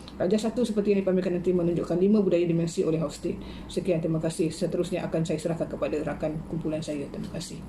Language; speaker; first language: Malay; native; Malay